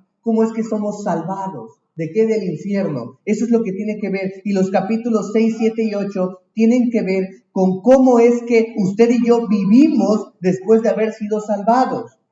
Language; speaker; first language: Spanish; native; Spanish